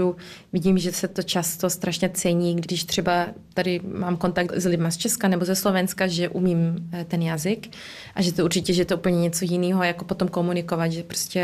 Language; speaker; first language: Czech; early bilingual, heritage; Czech